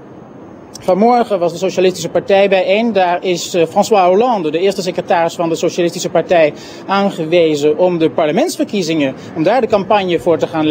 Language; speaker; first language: Dutch; native; Dutch